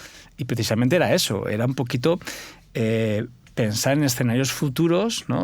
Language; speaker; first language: Spanish; native; Spanish